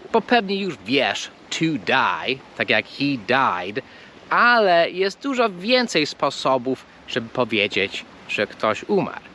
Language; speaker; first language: Polish; non-native, fluent; English